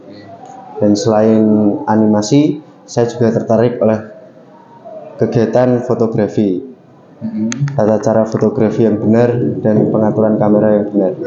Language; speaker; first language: Indonesian; non-native, local second language; Javanese